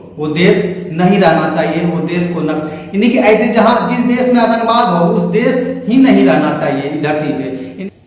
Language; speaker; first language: Hindi; native; Hindi